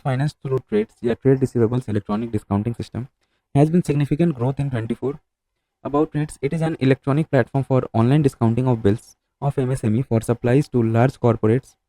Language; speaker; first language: English; non-native, local second language; Hindi